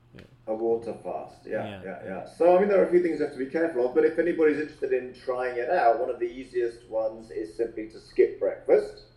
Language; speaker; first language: English; native; English